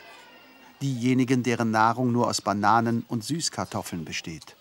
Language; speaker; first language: German; native; German